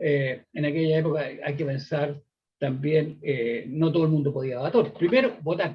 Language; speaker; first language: Spanish; native; Spanish